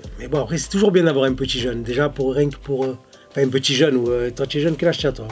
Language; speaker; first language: French; native; French